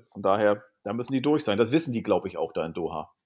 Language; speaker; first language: German; native; German